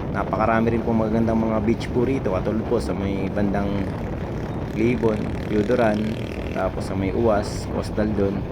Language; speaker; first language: Filipino; non-native, local second language; Bikol